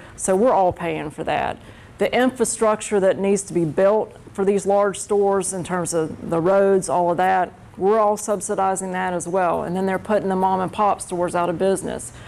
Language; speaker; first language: English; native; English